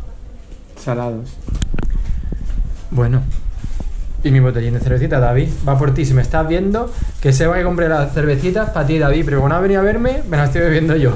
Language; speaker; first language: Spanish; native; Spanish